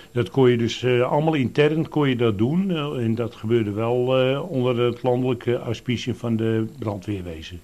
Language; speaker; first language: Dutch; native; Dutch